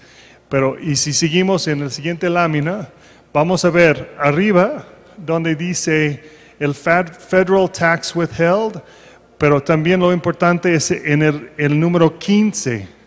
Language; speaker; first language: Spanish; non-native, fluent; English